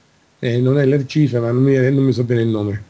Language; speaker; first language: Italian; native; Italian